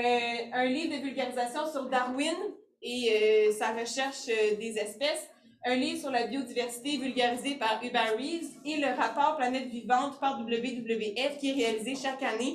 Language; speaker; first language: French; native; French